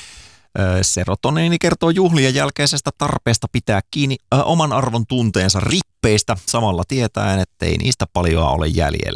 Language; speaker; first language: Finnish; native; Finnish